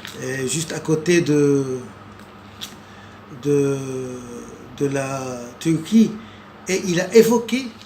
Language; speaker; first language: French; non-native, local second language; Arabic